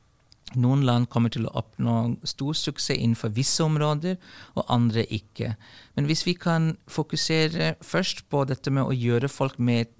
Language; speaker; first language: Norwegian; non-native, fluent; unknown